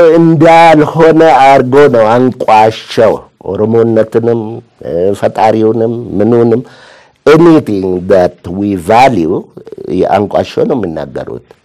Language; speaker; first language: Amharic; non-native, local second language; Oromo